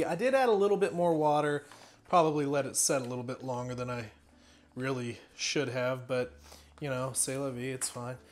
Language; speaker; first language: English; native; English